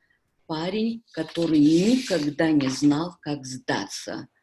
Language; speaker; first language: Russian; native; Russian